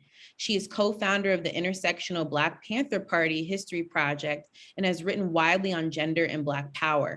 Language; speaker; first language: English; native; English